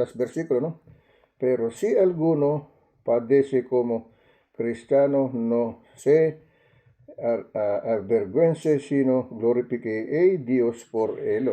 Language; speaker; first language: Spanish; non-native, learner; Filipino